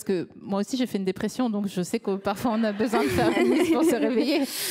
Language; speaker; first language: French; native; French